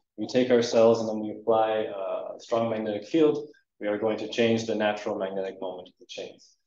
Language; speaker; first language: English; native; English